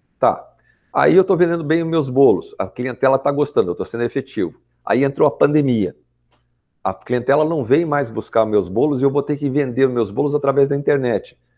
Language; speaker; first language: Portuguese; native; Portuguese